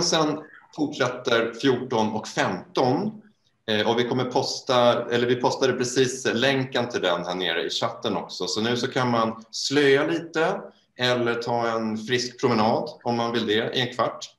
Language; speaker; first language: Swedish; native; Swedish